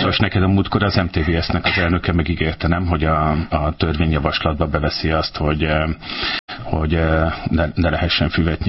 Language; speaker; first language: Hungarian; native; Hungarian